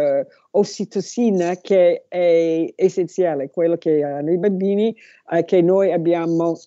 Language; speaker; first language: Italian; non-native, learner; English